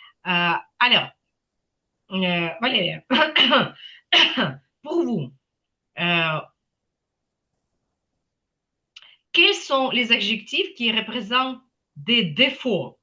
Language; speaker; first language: French; non-native, fluent; Ukrainian